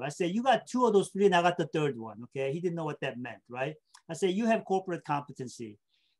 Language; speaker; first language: English; non-native, fluent; Korean